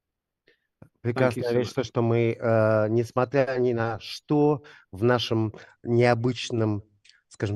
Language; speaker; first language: Russian; native; Russian